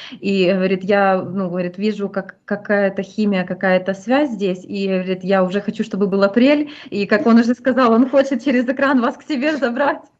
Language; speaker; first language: Russian; native; Russian